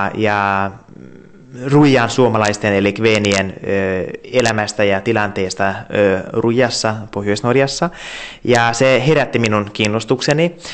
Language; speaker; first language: Finnish; non-native, fluent; Hungarian